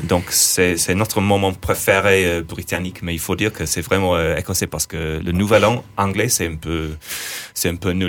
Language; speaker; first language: French; non-native, fluent; English